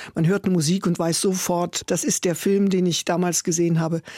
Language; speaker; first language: German; native; German